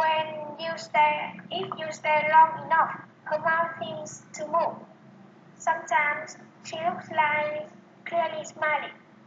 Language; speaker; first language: English; non-native, learner; Vietnamese